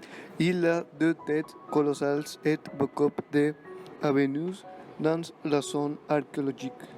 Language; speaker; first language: French; non-native, learner; Spanish